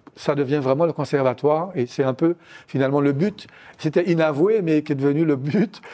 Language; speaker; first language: French; native; French